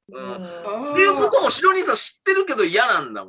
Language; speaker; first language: Japanese; native; Japanese